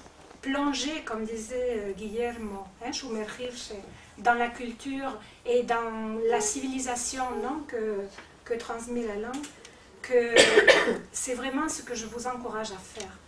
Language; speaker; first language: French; non-native, fluent; Spanish